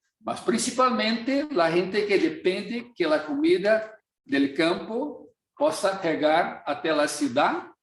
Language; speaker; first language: Portuguese; non-native, fluent; Spanish